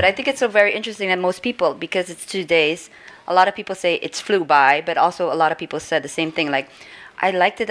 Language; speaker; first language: English; non-native, fluent; Dutch